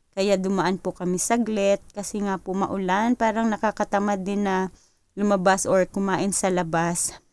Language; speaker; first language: Filipino; non-native, local second language; Cebuano